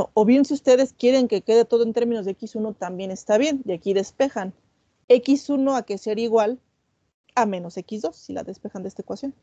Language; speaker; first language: Spanish; native; Spanish